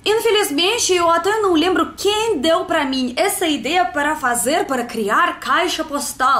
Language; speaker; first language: Portuguese; non-native, learner; Russian